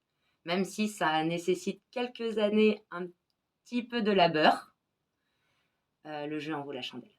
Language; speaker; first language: French; native; French